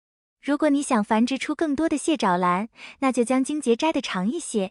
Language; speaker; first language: Chinese; native; Chinese